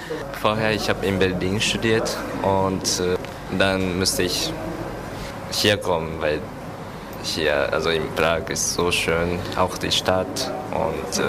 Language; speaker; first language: German; non-native, learner; Japanese